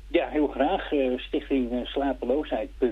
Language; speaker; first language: Dutch; native; Dutch